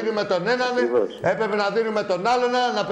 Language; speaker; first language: Greek; native; Greek